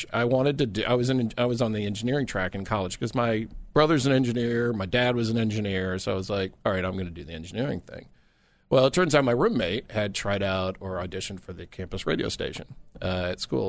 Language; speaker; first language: English; native; English